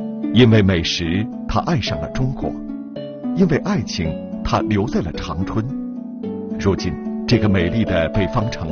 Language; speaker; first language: Chinese; native; Chinese